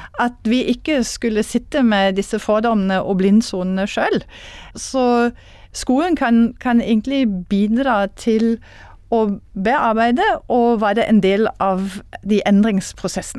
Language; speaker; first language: Norwegian; non-native, fluent; German